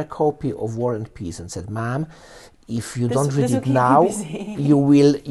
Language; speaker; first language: English; non-native, fluent; Polish